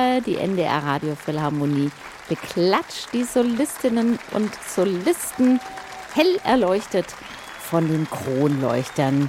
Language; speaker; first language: German; native; German